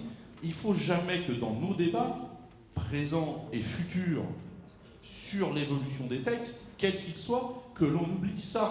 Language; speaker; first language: French; native; French